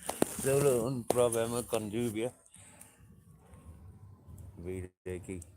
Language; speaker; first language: Spanish; non-native, learner; English